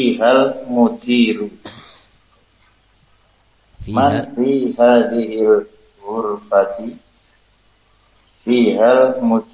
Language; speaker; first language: Arabic; non-native, learner; Indonesian